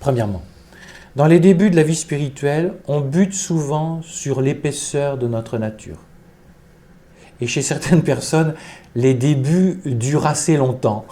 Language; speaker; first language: French; native; French